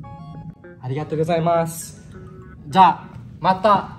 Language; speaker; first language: Japanese; non-native, learner; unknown